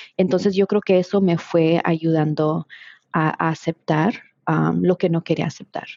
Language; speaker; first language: Spanish; early bilingual, heritage; Spanish